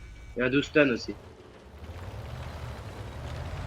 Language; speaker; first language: French; native; French